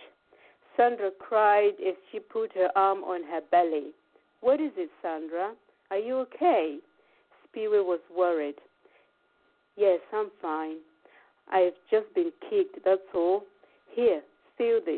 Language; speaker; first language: English; non-native, local second language; Shona